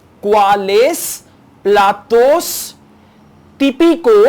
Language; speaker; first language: Spanish; non-native, learner; Urdu